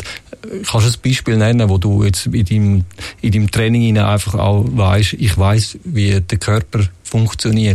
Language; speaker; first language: German; native; German